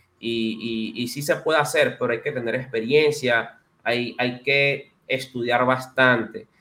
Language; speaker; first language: Spanish; native; Spanish